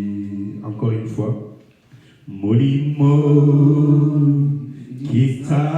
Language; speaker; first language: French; non-native, local second language; Lingala